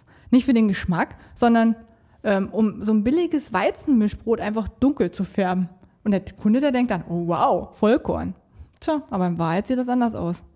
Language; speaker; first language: German; native; German